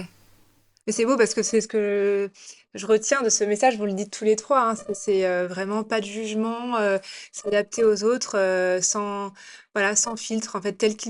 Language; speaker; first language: French; native; French